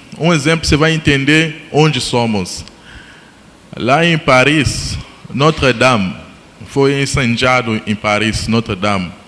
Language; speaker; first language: Portuguese; non-native, fluent; Lingala